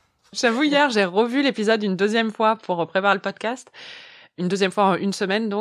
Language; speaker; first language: French; native; French